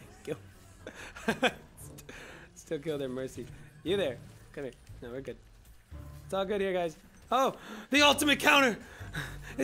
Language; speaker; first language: English; native; English